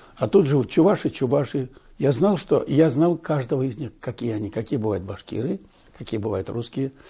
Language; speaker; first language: Russian; non-native, local second language; Tatar